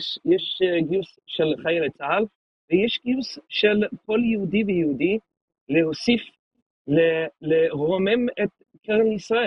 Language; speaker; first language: Hebrew; non-native, fluent; English